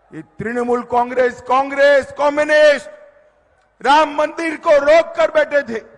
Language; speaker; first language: Hindi; non-native, local second language; Gujarati